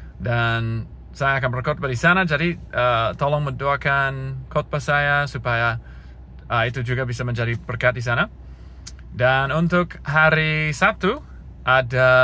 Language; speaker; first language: Indonesian; non-native, fluent; English